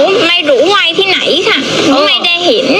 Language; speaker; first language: Thai; non-native, learner; Vietnamese